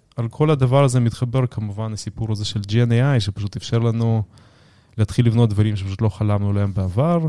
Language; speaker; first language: Hebrew; native; Hebrew